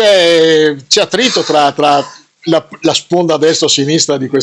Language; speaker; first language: Italian; native; Italian